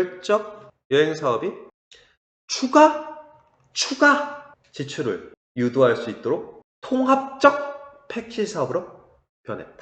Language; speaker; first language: Korean; native; Korean